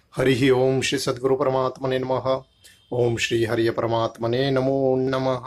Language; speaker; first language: Hindi; non-native, local second language; Gujarati